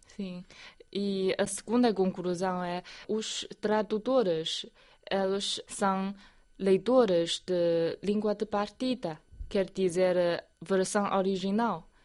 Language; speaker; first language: Portuguese; non-native, fluent; Chinese